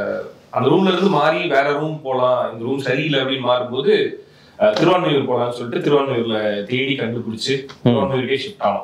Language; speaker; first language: Tamil; native; Tamil